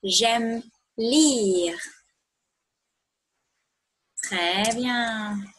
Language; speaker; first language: French; non-native, fluent; English